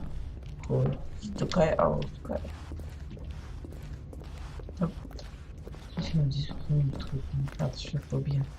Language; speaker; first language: German; non-native, local second language; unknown